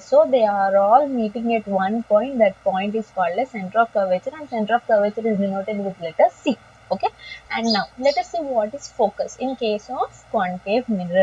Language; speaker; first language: English; non-native, local second language; Telugu